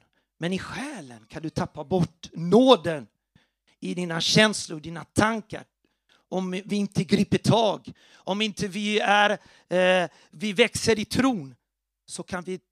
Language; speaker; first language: Swedish; non-native, fluent; Portuguese